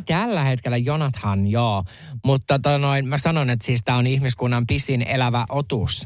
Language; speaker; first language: Finnish; native; Finnish